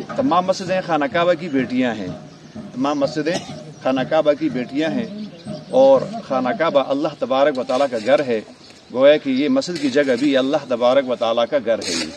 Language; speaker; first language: Urdu; non-native, local second language; Pashto